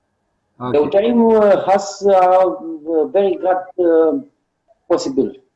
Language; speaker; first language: English; non-native, learner; Romanian